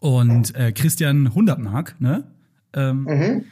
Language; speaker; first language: German; native; German